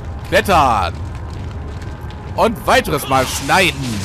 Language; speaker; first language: German; native; German